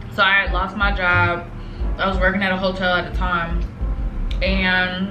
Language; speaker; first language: English; native; English